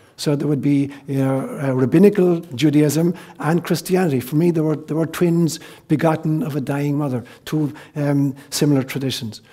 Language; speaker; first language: English; native; English